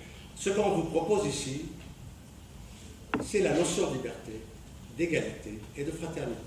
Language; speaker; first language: French; native; French